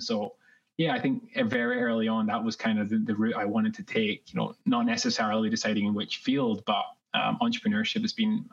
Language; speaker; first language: English; native; English